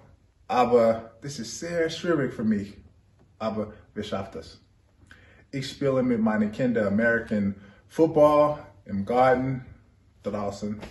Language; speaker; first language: German; non-native, learner; English